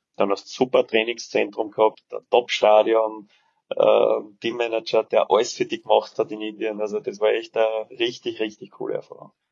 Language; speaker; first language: German; early bilingual, other home language; Serbian